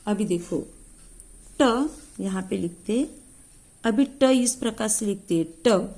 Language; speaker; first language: Hindi; non-native, local second language; Marathi